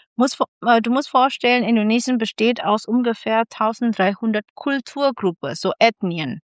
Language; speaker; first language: German; non-native, fluent; Indonesian